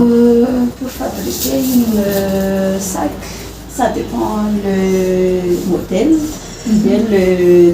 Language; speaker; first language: French; non-native, learner; Malagasy